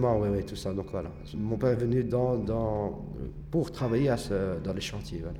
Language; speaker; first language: French; early bilingual, other home language; Arabic